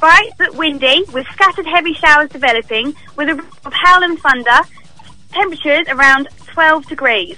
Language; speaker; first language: English; native; English